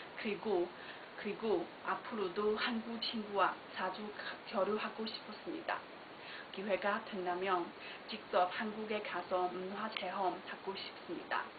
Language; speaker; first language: Korean; non-native, learner; Chinese